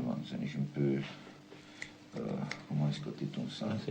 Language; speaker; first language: French; non-native, fluent; German